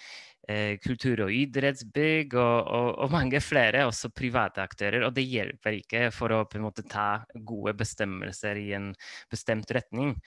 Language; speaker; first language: Norwegian; non-native, fluent; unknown